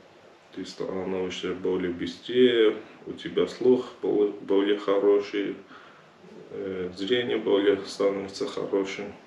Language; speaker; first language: Russian; non-native, fluent; Armenian